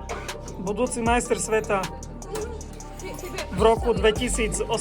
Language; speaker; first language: Slovak; native; Slovak